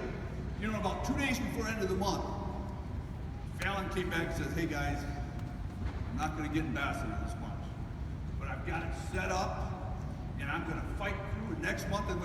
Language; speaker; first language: English; native; English